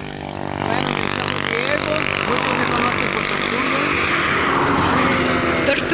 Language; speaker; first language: Spanish; early bilingual, heritage; Spanish